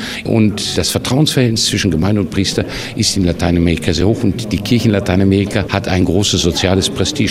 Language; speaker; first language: German; native; German